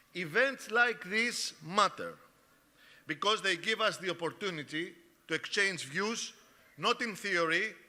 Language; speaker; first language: English; non-native, fluent; Greek